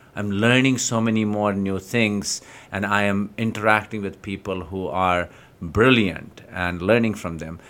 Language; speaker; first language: English; non-native, local second language; Kashmiri